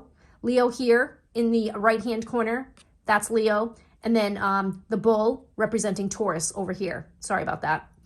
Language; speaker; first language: English; native; English